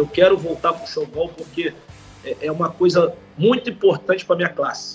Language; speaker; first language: Portuguese; native; Portuguese